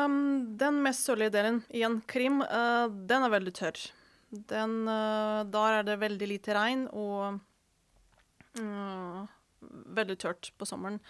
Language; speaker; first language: Norwegian; non-native, fluent; Ukrainian